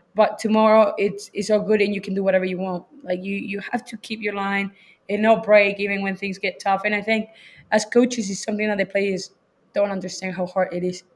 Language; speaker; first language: English; non-native, fluent; Spanish